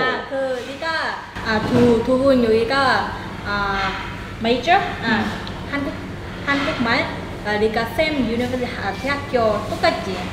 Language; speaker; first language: Korean; non-native, learner; Vietnamese